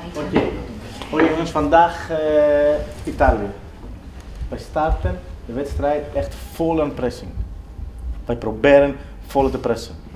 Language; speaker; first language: Dutch; non-native, fluent; Greek